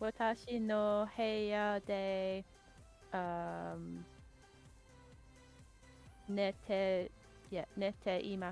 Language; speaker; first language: Japanese; non-native, learner; English